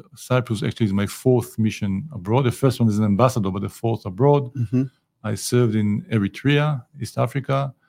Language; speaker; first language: English; non-native, fluent; Hebrew